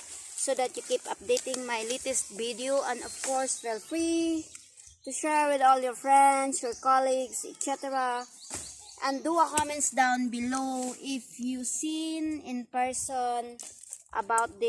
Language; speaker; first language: English; non-native, learner; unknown